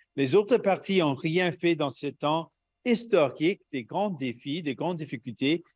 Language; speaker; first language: French; non-native, local second language; English